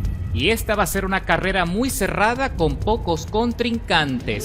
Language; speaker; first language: Spanish; native; Spanish